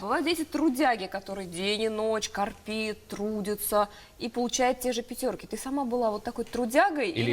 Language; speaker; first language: Russian; native; Russian